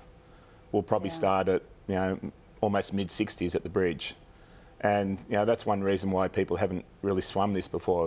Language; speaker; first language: English; native; English